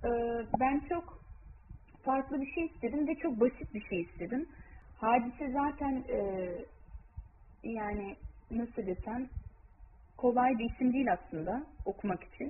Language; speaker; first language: Turkish; early bilingual, heritage; Turkish